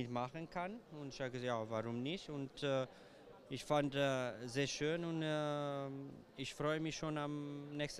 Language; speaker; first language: German; non-native, fluent; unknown